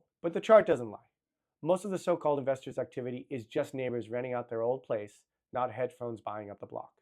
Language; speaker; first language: English; native; English